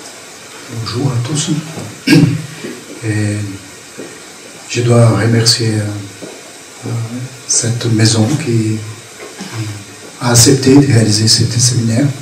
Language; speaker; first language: French; non-native, fluent; Portuguese